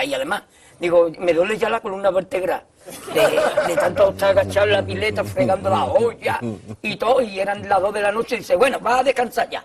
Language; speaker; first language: Spanish; native; Spanish